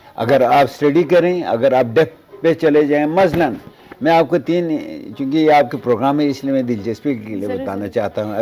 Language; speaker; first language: Urdu; non-native, local second language; Balti